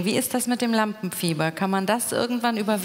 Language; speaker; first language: German; native; German